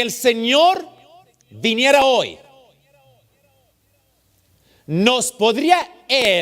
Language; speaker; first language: Spanish; early bilingual, heritage; English